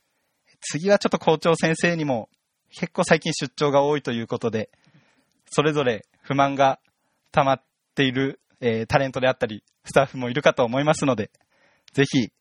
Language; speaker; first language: Japanese; native; Japanese